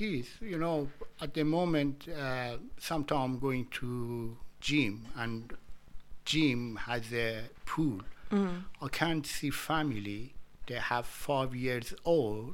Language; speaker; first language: English; non-native, learner; Persian